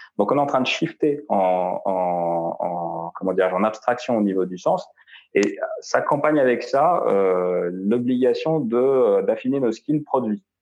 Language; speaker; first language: French; non-native, local second language; Arabic